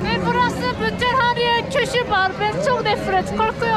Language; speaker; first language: Turkish; non-native, learner; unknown